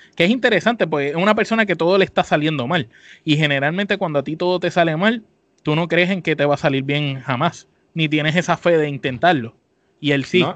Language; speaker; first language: Spanish; native; Spanish